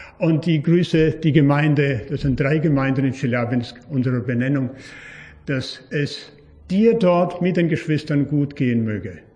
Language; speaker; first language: German; native; German